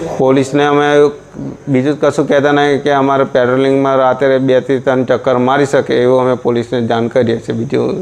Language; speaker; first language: Gujarati; non-native, local second language; Rathawi